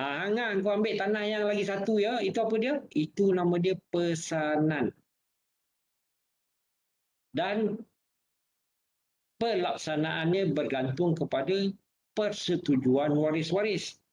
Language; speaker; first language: Malay; native; Malay